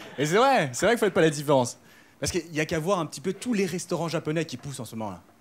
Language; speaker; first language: French; early bilingual, other home language; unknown